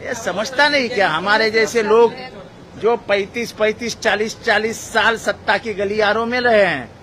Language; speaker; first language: Hindi; non-native, local second language; Marathi